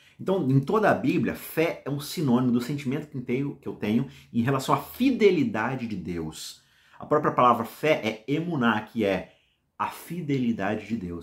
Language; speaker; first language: Portuguese; native; Portuguese